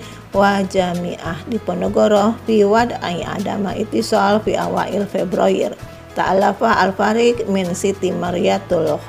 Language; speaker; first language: Arabic; non-native, fluent; Indonesian